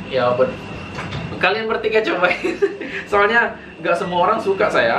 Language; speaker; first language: Indonesian; native; Indonesian